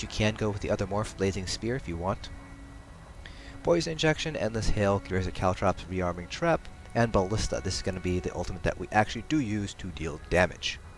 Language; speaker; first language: English; native; English